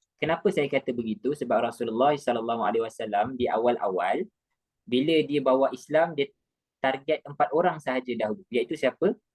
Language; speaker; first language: Malay; native; Malay